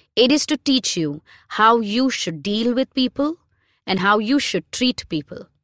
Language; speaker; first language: English; non-native, local second language; Hindi